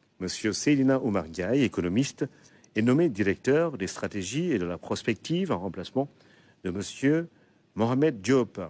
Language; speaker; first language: French; non-native, local second language; Wolof